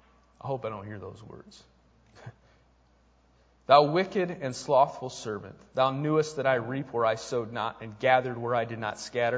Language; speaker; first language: English; native; English